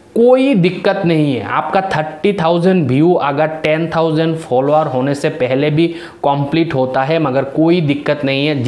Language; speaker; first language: Hindi; non-native, local second language; Bangla